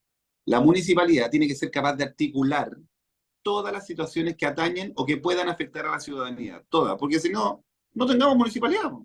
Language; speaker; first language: Spanish; native; Spanish